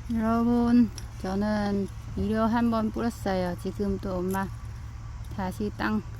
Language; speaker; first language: Korean; non-native, learner; Vietnamese